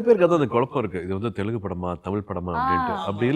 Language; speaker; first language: Tamil; native; Tamil